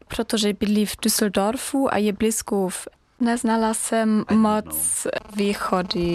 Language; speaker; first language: Czech; non-native, learner; German